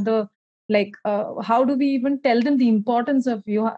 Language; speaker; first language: English; non-native, local second language; Malayalam